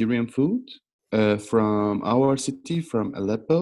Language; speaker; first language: English; non-native, learner; Arabic